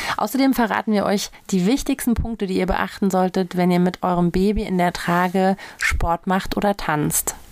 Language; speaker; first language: German; native; German